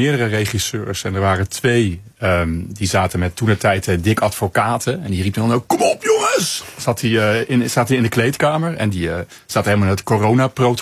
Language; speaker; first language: Dutch; native; Dutch